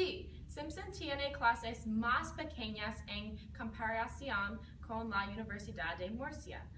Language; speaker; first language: Spanish; non-native, learner; English